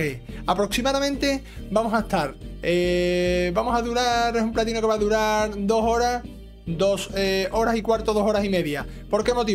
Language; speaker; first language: Spanish; native; Spanish